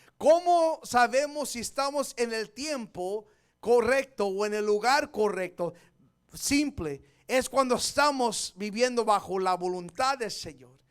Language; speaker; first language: Spanish; early bilingual, heritage; Spanish